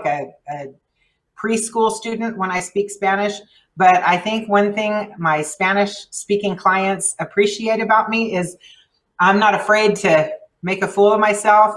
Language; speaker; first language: English; early bilingual, other home language; Spanish